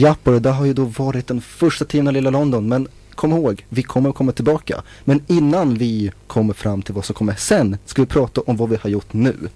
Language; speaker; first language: Swedish; native; Swedish